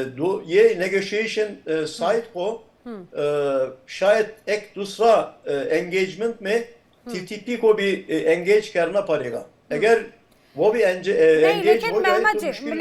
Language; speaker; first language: Hindi; non-native, fluent; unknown